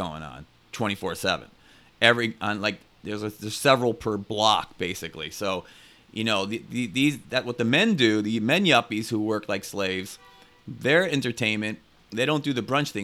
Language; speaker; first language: English; native; English